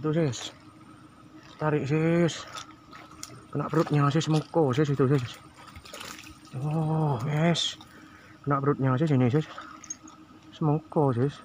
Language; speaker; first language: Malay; non-native, local second language; Javanese